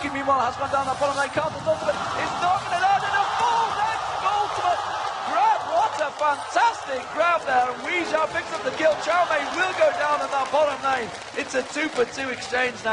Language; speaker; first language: English; native; English